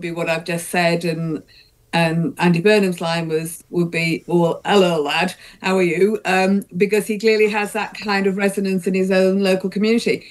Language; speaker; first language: English; native; English